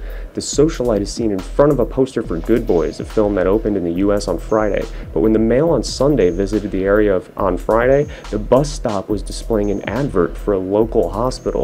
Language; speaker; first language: English; native; English